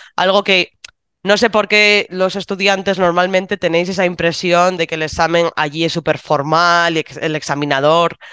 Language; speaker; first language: Spanish; native; Spanish